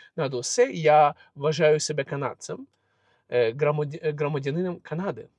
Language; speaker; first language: Ukrainian; non-native, local second language; Russian